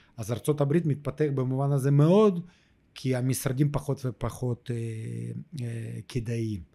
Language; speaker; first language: Hebrew; non-native, fluent; Russian